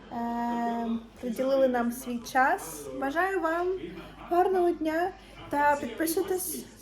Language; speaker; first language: Ukrainian; non-native, local second language; Russian